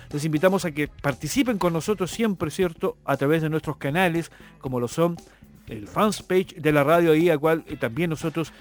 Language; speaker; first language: Spanish; native; Spanish